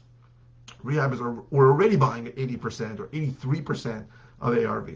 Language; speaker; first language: English; native; English